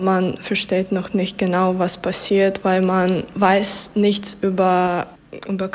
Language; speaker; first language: German; non-native, fluent; Ukrainian